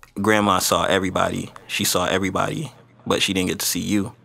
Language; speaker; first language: English; native; English